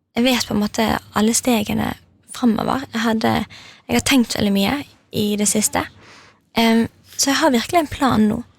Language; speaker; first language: Norwegian; native; Norwegian